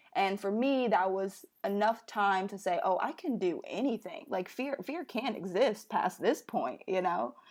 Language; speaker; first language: English; native; English